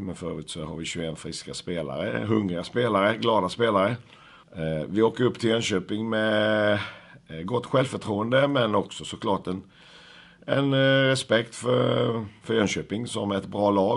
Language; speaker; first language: Swedish; native; Swedish